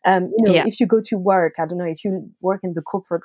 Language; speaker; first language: English; non-native, fluent; French